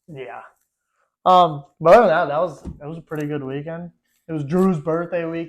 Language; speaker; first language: English; native; English